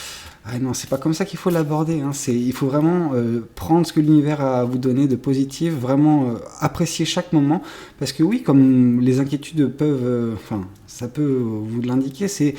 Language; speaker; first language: French; native; French